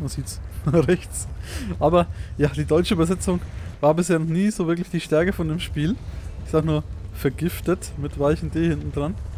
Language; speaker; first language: German; native; German